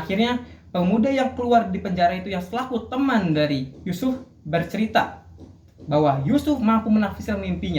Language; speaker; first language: Indonesian; native; Indonesian